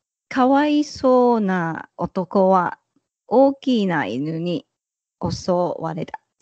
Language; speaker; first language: Japanese; non-native, learner; Chinese